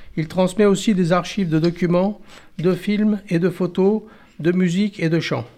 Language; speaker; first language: French; native; French